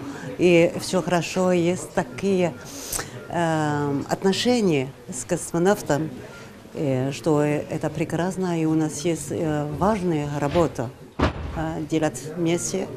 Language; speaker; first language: Russian; non-native, learner; French